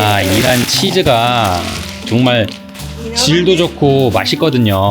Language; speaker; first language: Korean; native; Korean